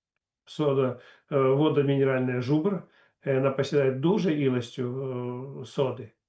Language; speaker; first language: Polish; non-native, learner; Russian